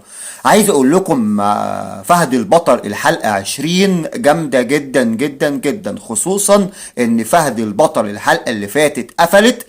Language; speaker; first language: Arabic; native; Arabic